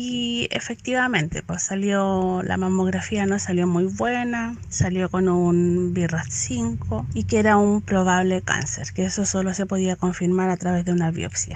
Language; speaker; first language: Spanish; native; Spanish